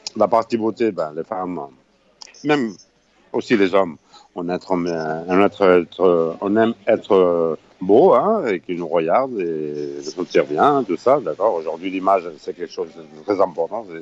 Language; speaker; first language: French; non-native, fluent; Spanish